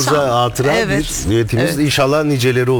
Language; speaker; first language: Turkish; native; Turkish